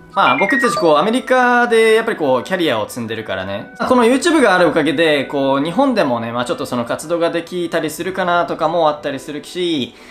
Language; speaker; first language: Japanese; native; Japanese